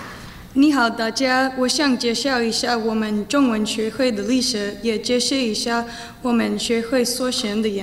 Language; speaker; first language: Chinese; non-native, learner; English